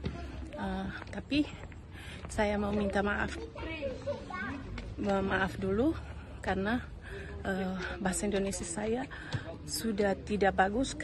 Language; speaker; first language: Indonesian; non-native, local second language; Tetum